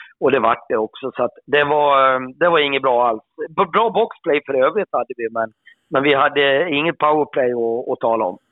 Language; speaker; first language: Swedish; native; Swedish